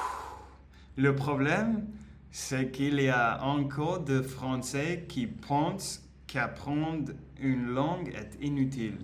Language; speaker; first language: French; non-native, learner; Spanish